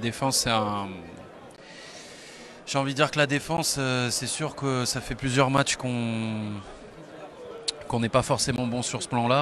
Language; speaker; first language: French; native; French